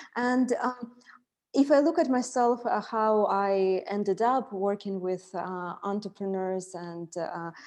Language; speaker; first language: English; non-native, fluent; Russian